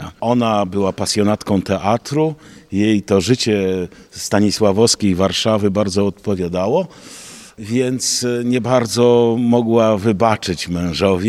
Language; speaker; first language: Polish; native; Polish